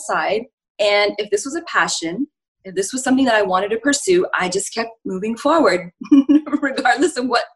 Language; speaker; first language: English; native; English